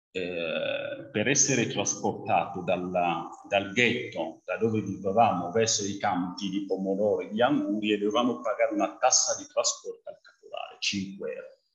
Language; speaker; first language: Italian; non-native, fluent; French